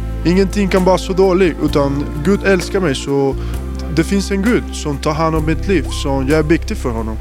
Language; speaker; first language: Swedish; non-native, learner; Spanish